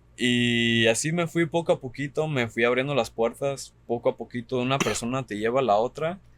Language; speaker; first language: Spanish; early bilingual, heritage; Spanish